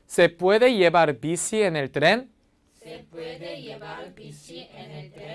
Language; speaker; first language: Spanish; non-native, fluent; Korean